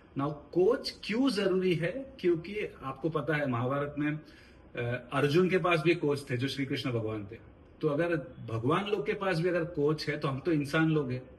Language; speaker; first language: Hindi; non-native, local second language; Marathi